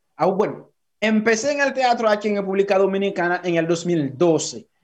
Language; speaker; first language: Spanish; non-native, fluent; Haitian Creole